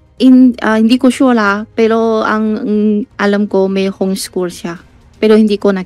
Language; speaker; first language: Filipino; non-native, learner; Chinese